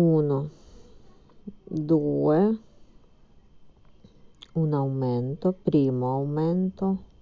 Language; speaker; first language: Italian; non-native, fluent; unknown